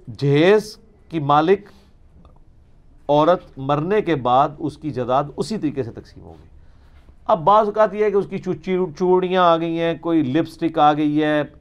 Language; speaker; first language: Urdu; non-native, local second language; Punjabi